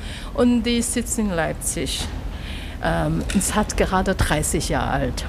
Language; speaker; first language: German; non-native, learner; Chinese